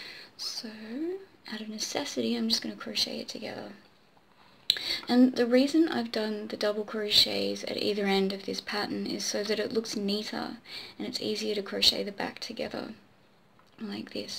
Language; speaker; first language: English; native; English